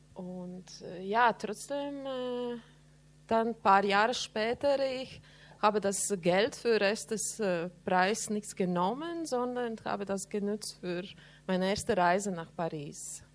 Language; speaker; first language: German; non-native, learner; Latvian